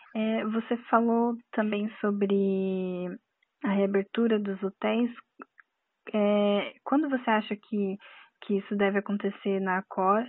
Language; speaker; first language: Portuguese; native; Portuguese